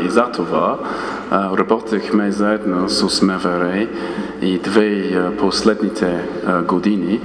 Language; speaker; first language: Bulgarian; non-native, fluent; English